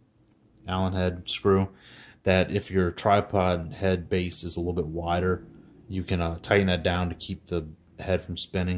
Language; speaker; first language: English; native; English